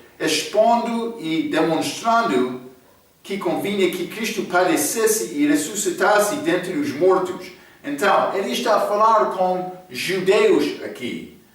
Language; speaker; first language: Portuguese; non-native, fluent; English